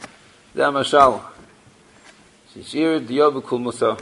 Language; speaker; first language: Hebrew; non-native, fluent; English